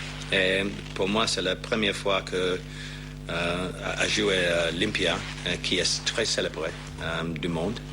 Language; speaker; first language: French; non-native, learner; English